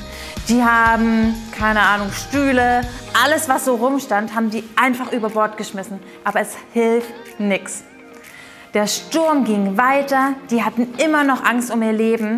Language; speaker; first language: German; native; German